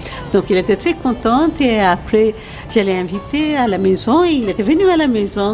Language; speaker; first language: French; non-native, fluent; Bangla